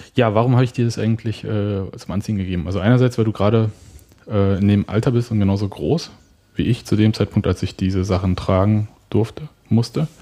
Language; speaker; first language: German; native; German